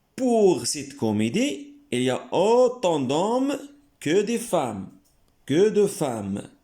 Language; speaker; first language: French; non-native, local second language; Arabic